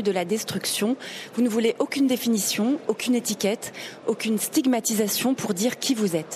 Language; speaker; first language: French; native; French